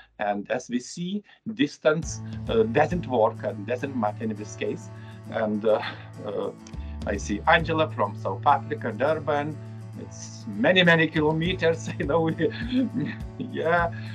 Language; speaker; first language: English; non-native, fluent; Lithuanian